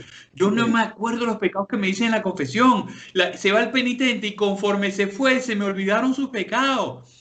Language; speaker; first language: Spanish; native; Spanish